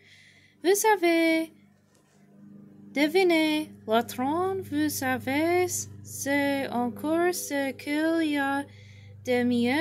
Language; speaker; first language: French; non-native, learner; English